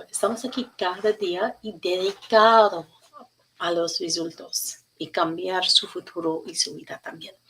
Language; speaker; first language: Spanish; non-native, learner; English